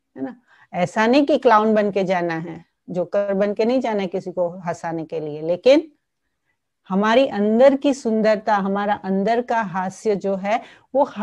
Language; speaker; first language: Hindi; non-native, local second language; Gujarati